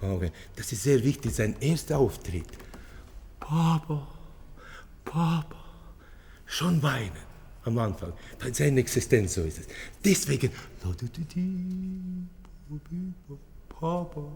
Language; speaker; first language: German; non-native, fluent; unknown